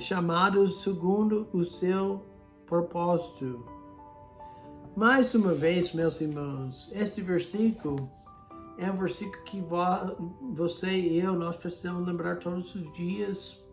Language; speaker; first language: Portuguese; non-native, fluent; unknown